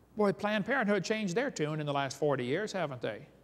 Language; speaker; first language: English; native; English